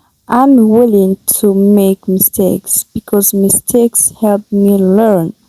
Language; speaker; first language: English; non-native, learner; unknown